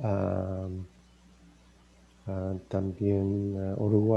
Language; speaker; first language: Spanish; non-native, learner; English